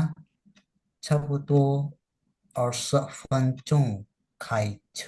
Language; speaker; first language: Chinese; non-native, learner; Indonesian